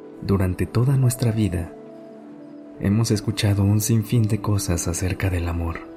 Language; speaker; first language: Spanish; native; Spanish